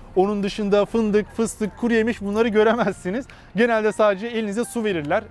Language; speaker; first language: Turkish; native; Turkish